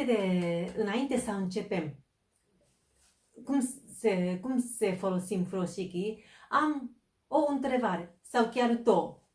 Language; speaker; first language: Romanian; non-native, fluent; Japanese